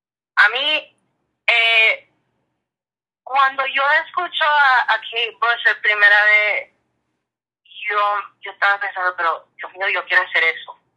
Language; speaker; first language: Spanish; early bilingual, heritage; English